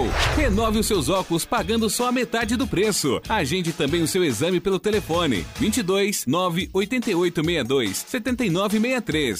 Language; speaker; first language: Portuguese; native; Portuguese